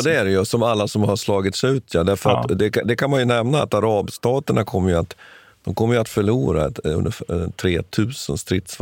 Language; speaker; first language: Swedish; native; Swedish